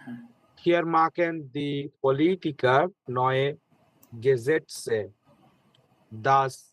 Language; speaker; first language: German; non-native, learner; Bangla